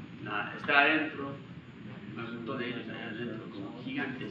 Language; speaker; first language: Spanish; non-native, fluent; English